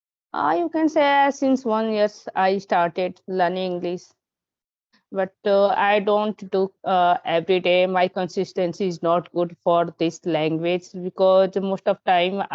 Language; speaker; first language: English; non-native, learner; Hindi